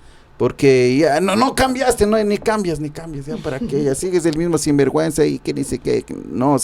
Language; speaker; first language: Spanish; native; Spanish